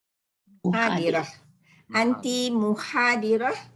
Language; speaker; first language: Arabic; non-native, learner; Malay